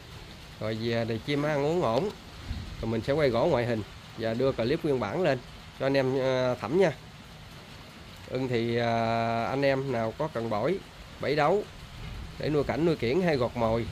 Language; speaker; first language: Vietnamese; native; Vietnamese